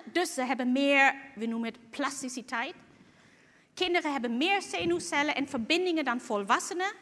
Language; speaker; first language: Dutch; non-native, fluent; German